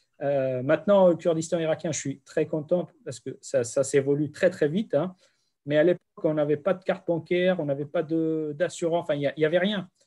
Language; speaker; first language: French; non-native, fluent; Central Kurdish